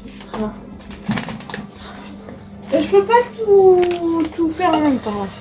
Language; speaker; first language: French; native; French